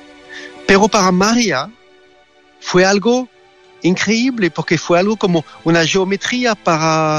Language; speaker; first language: Spanish; non-native, learner; French